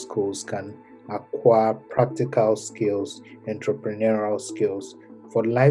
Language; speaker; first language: English; non-native, local second language; Ewe